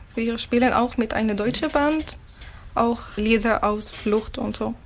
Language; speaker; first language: German; non-native, learner; Arabic